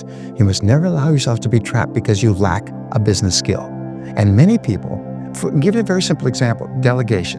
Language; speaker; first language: English; native; English